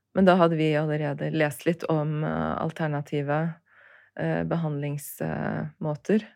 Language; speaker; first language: Norwegian; early bilingual, other home language; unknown